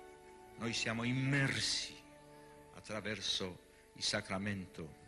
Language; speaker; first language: Italian; non-native, fluent; Polish